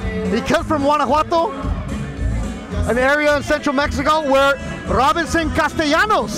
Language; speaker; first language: English; native; English